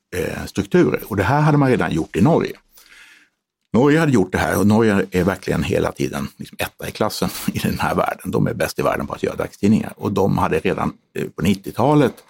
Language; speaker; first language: Swedish; native; Swedish